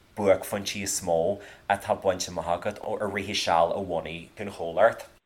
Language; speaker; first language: Irish; native; Irish